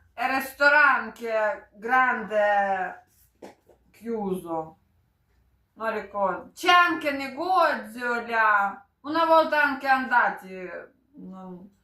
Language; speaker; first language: Italian; non-native, learner; Ukrainian